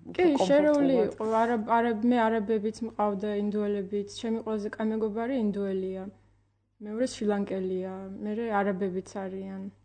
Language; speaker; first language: Georgian; early bilingual, heritage; Georgian